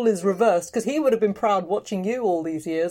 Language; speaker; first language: English; native; English